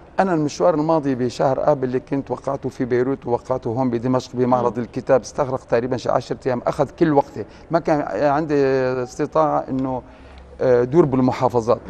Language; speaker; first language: Arabic; native; Arabic